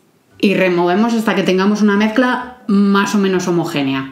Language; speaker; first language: Spanish; native; Spanish